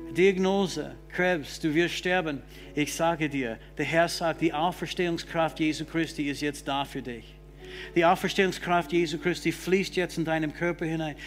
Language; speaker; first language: German; non-native, fluent; English